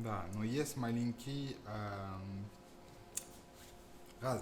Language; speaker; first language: Russian; non-native, fluent; French